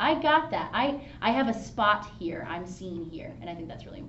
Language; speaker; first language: English; native; English